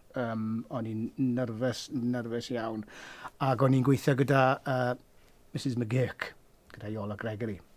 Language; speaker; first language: Welsh; native; Welsh